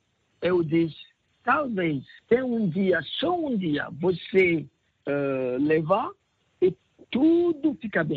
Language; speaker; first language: Portuguese; non-native, learner; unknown